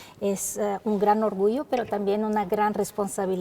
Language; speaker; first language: Spanish; native; Spanish